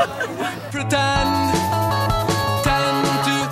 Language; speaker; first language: Spanish; native; Spanish